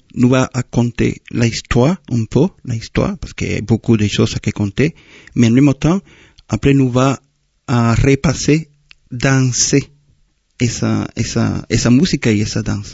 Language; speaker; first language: French; non-native, fluent; Spanish